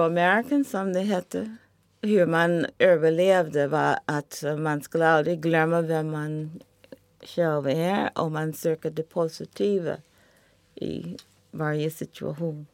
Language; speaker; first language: Swedish; non-native, fluent; English